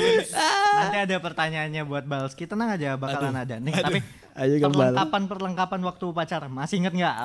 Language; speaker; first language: Indonesian; native; Indonesian